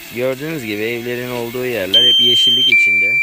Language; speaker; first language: Turkish; early bilingual, heritage; Turkish